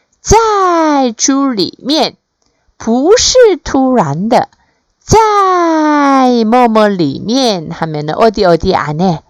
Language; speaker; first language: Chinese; non-native, fluent; Korean